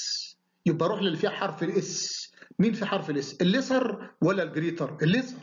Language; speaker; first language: Arabic; native; Arabic